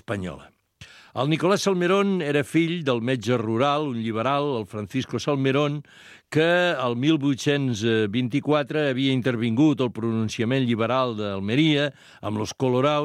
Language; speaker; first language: Catalan; native; Catalan